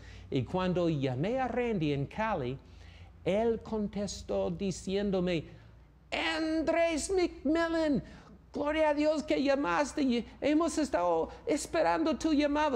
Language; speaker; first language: Spanish; non-native, fluent; English